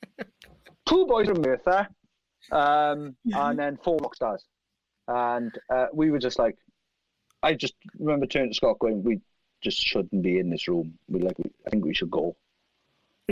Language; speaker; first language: English; native; English